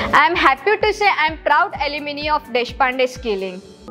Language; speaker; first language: Hindi; non-native, local second language; Urdu